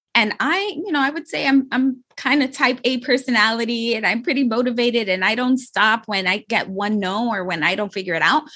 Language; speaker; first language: English; native; English